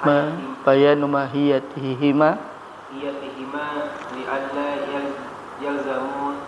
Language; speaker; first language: Arabic; non-native, learner; Indonesian